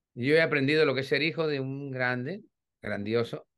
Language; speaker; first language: Spanish; native; Spanish